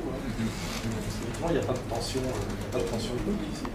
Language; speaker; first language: French; native; French